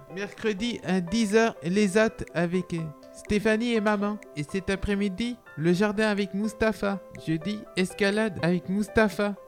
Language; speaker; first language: French; native; French